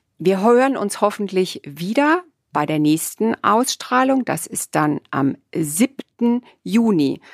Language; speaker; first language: German; native; German